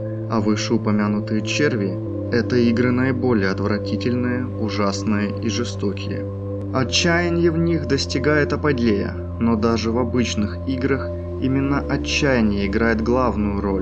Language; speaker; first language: Russian; native; Russian